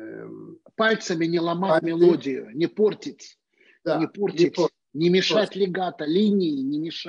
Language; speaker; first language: Russian; native; Russian